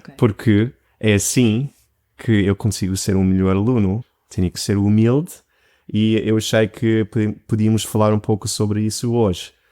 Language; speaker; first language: Portuguese; non-native, fluent; English